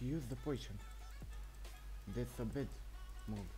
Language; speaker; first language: English; non-native, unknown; Romanian